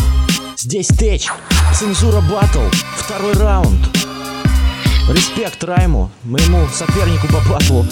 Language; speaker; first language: Russian; native; Russian